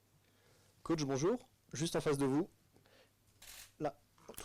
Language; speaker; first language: French; native; French